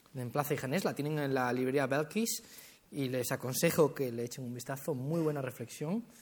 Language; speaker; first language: Spanish; native; Spanish